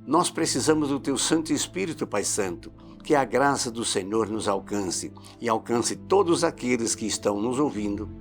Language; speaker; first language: Portuguese; native; Portuguese